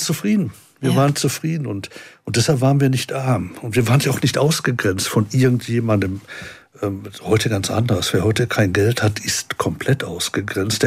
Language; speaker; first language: German; native; German